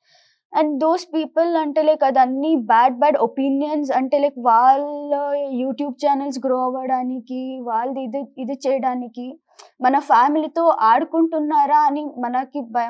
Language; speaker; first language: Telugu; non-native, local second language; Kannada